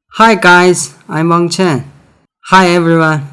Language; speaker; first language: English; non-native, learner; Korean